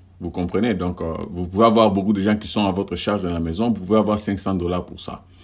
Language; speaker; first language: French; non-native, local second language; Lingala